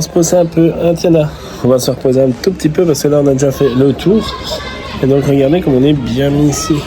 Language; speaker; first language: French; native; French